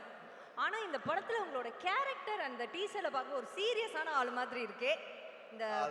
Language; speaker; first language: Tamil; native; Tamil